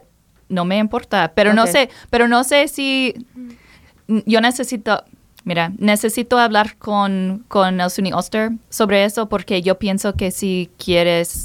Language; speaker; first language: Spanish; non-native, learner; English